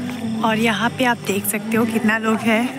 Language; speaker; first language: Hindi; non-native, local second language; Assamese